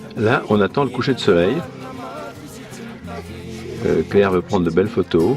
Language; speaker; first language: French; native; French